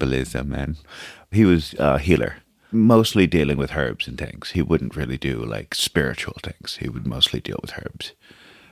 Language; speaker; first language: English; early bilingual, other home language; Portuguese